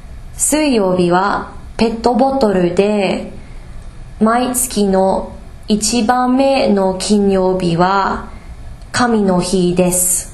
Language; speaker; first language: Japanese; non-native, learner; English